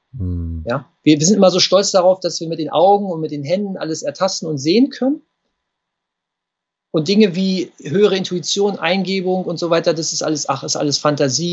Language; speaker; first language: German; native; German